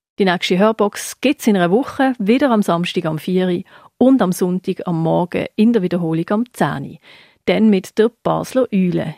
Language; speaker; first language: German; native; German